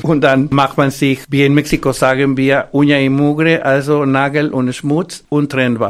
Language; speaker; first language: German; non-native, fluent; Spanish